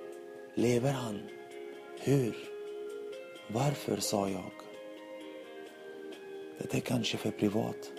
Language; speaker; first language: Swedish; non-native, learner; Arabic